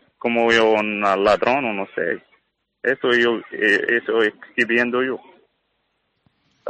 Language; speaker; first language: Spanish; non-native, learner; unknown